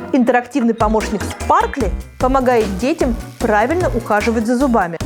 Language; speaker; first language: Russian; native; Russian